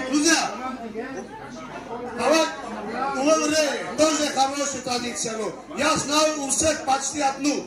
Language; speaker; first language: Russian; non-native, learner; Georgian